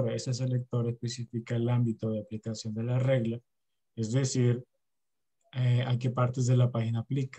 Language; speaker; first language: Spanish; native; Spanish